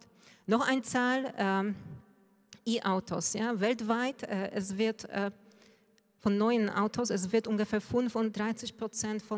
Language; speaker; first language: German; non-native, fluent; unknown